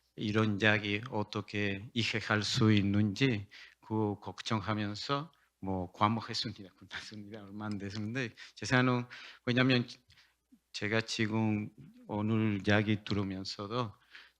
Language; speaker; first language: Korean; non-native, learner; Spanish